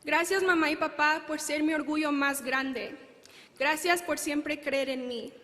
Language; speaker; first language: Spanish; early bilingual, heritage; Spanish